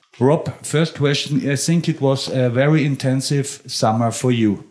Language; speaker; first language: English; non-native, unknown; German